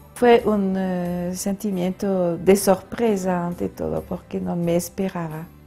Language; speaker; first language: Spanish; non-native, fluent; French